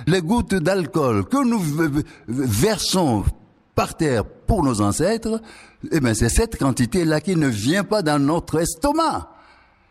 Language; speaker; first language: French; non-native, local second language; Ewe